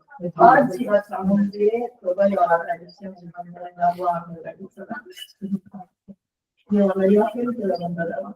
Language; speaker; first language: Italian; non-native, fluent; Portuguese